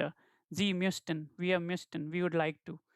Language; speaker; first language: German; non-native, fluent; Hindi